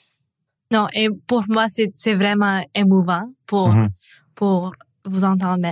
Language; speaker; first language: French; non-native, local second language; English